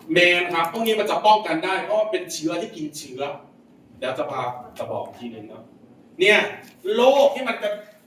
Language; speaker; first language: Thai; non-native, local second language; Lao